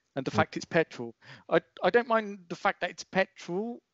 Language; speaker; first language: English; native; English